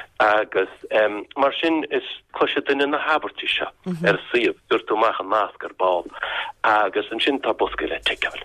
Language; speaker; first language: Irish; non-native, local second language; English